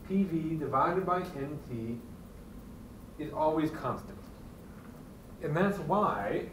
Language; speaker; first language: English; native; English